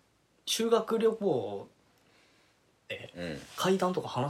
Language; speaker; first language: Japanese; native; Japanese